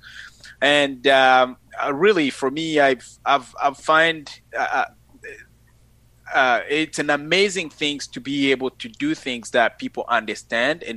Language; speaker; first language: English; non-native, fluent; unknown